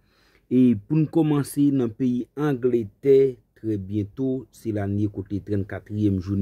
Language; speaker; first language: French; non-native, learner; Haitian Creole